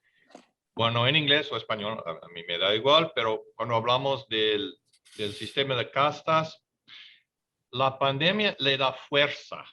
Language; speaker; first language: Spanish; non-native, fluent; English